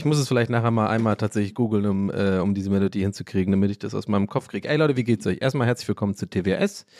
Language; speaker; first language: German; early bilingual, other home language; English